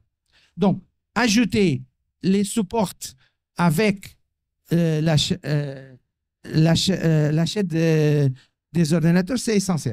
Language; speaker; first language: French; non-native, fluent; Portuguese